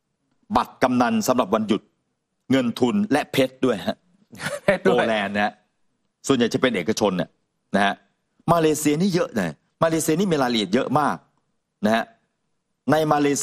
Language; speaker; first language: Thai; native; Thai